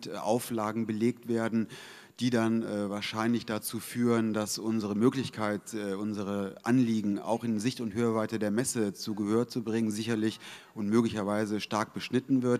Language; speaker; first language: German; native; German